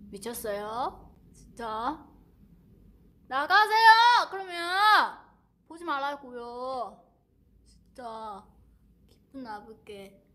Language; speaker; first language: Korean; non-native, fluent; Chinese